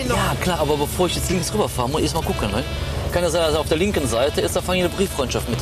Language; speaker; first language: German; native; German